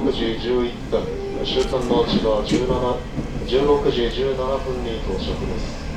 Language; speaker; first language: Japanese; native; Japanese